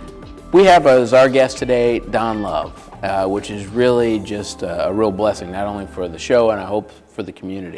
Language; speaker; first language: English; native; English